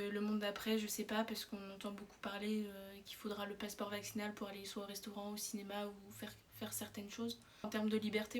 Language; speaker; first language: French; native; French